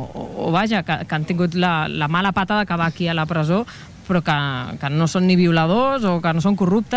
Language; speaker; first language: Catalan; native; Catalan